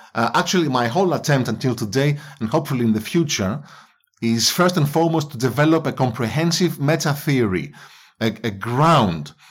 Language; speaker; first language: English; non-native, fluent; Greek